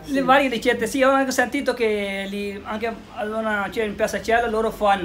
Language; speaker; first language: Italian; non-native, learner; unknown